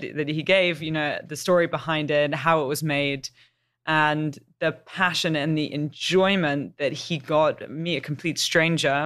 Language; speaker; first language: English; native; English